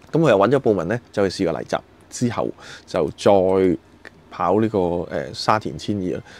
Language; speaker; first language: Chinese; non-native, local second language; Cantonese